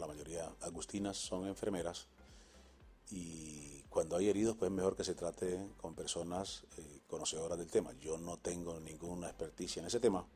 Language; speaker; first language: Spanish; native; Spanish